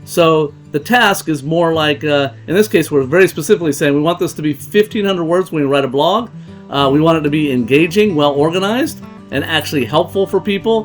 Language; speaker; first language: English; native; English